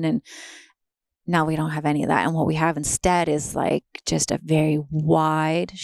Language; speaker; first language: English; native; English